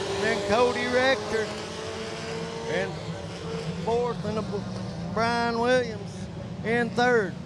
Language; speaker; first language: English; native; English